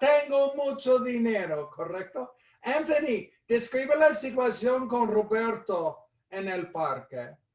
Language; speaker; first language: Spanish; non-native, fluent; English